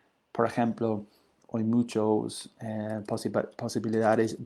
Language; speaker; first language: Spanish; non-native, learner; English